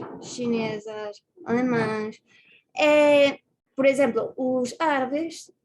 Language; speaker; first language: Portuguese; non-native, fluent; Spanish